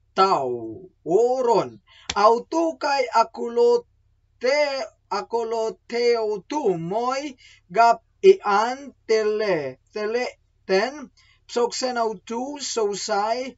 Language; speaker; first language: Greek; non-native, learner; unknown